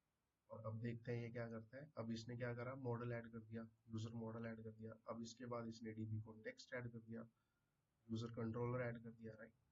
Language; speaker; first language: Hindi; non-native, local second language; Punjabi